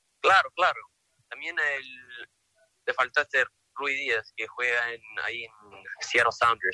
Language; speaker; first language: Spanish; early bilingual, heritage; Spanish